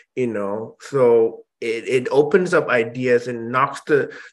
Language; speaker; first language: English; early bilingual, other home language; Indonesian